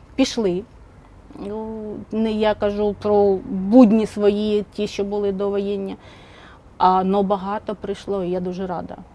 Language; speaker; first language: Ukrainian; non-native, local second language; Russian